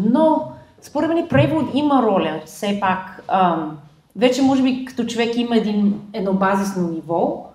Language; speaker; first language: Bulgarian; non-native, fluent; English